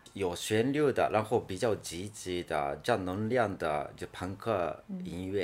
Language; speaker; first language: Chinese; non-native, fluent; Japanese